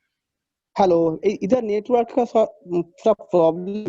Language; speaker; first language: Hindi; non-native, local second language; Bangla